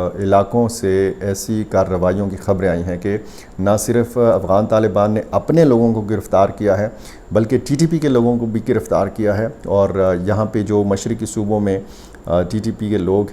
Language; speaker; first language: Urdu; native; Urdu